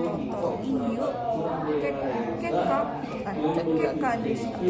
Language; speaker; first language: Japanese; non-native, learner; Indonesian